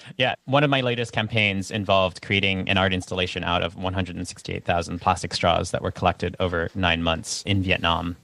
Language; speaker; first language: English; native; English